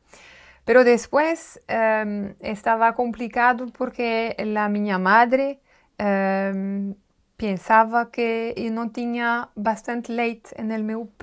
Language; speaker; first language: Spanish; non-native, learner; French